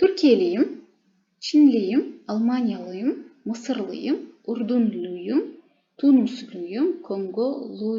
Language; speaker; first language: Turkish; non-native, fluent; Kazakh